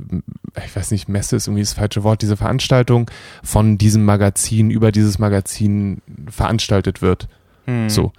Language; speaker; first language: German; native; German